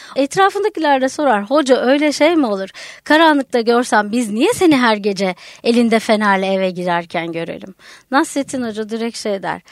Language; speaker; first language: Turkish; native; Turkish